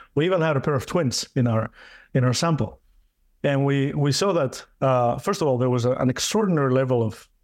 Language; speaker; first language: English; non-native, fluent; Greek